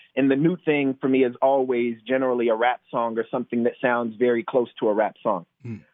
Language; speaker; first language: English; native; English